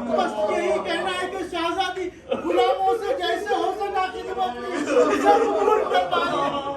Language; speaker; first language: Urdu; native; Urdu